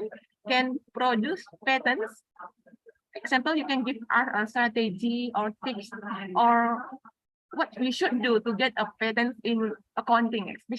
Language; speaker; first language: English; non-native, learner; Indonesian